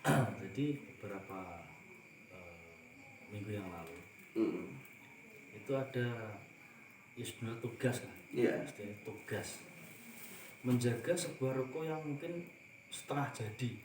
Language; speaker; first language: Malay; non-native, local second language; Javanese